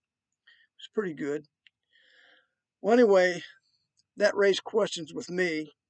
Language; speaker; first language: English; native; English